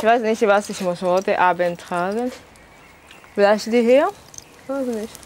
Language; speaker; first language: German; non-native, learner; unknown